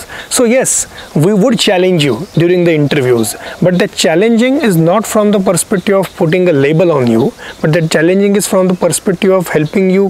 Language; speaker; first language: English; non-native, local second language; Marathi